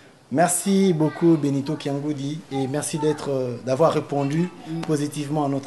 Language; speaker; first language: French; non-native, local second language; Lingala